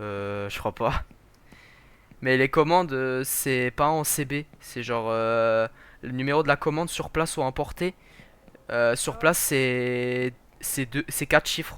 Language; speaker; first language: French; native; French